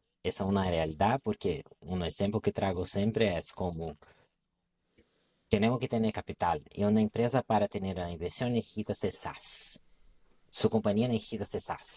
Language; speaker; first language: Spanish; non-native, local second language; Portuguese